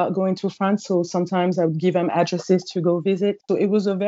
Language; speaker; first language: English; non-native, fluent; French